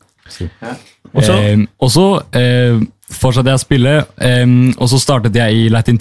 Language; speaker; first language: Norwegian; non-native, learner; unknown